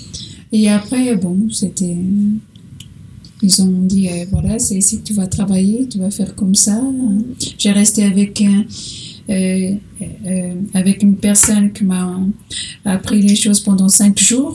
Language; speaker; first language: French; non-native, learner; Portuguese